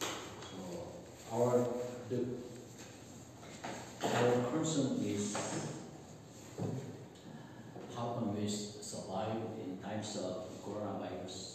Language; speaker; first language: English; non-native, learner; Korean